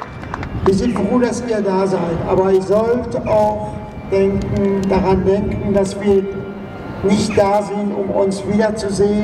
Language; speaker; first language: German; non-native, fluent; Persian